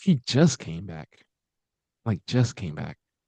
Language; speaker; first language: English; native; English